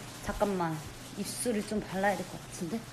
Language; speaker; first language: Korean; native; Korean